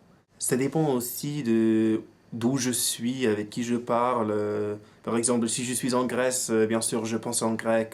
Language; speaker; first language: French; non-native, fluent; English